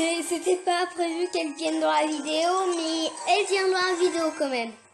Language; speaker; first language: French; native; French